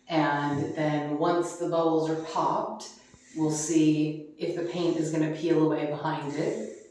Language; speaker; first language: English; native; English